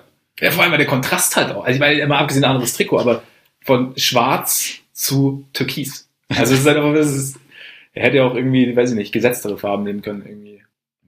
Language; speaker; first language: German; native; German